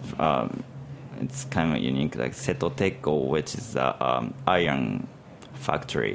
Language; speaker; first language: English; non-native, learner; Japanese